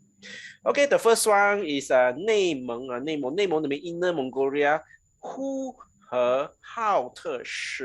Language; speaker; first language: English; non-native, local second language; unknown